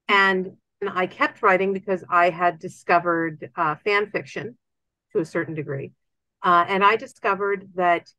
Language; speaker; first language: English; native; English